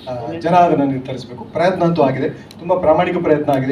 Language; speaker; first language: Kannada; native; Kannada